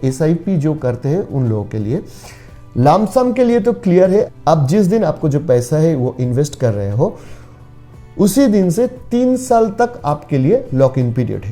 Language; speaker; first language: Hindi; non-native, local second language; Bangla